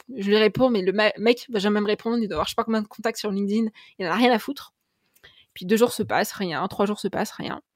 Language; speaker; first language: French; native; French